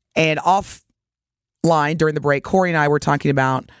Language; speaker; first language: English; native; English